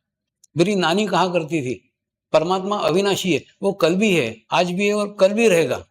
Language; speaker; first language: Hindi; native; Hindi